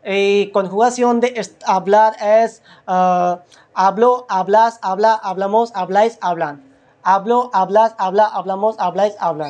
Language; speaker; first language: Spanish; non-native, learner; Hindi